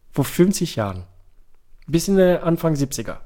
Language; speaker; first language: German; non-native, fluent; French